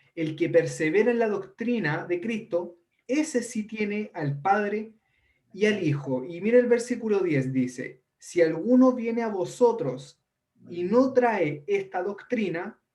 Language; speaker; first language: Spanish; native; Spanish